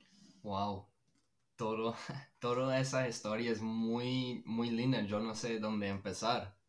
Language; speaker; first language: Spanish; non-native, fluent; English